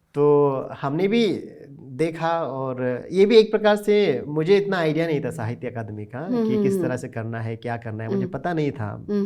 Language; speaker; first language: Hindi; non-native, local second language; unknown